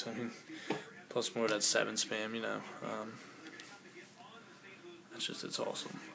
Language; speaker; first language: English; native; English